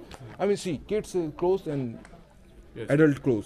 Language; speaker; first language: English; non-native, local second language; Hindi